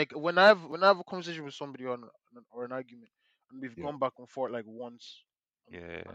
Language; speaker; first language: English; native; English